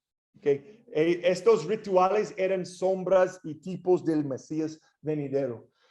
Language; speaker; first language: Spanish; non-native, fluent; English